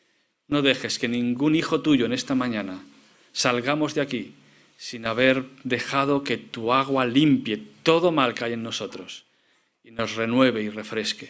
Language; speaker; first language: Spanish; native; Spanish